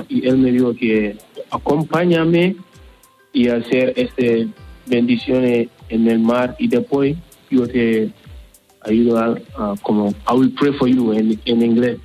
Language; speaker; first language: Spanish; non-native, learner; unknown